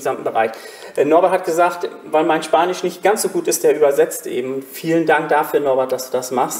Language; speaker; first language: German; native; German